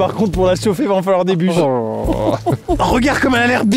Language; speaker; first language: French; native; French